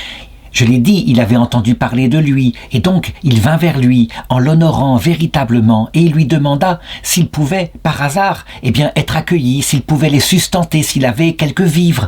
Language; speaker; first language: French; native; French